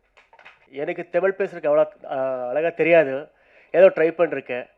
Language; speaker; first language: Tamil; non-native, learner; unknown